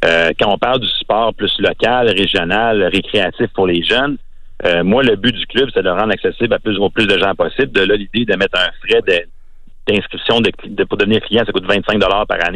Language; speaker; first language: French; native; French